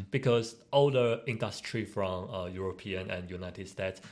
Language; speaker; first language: English; non-native, learner; Chinese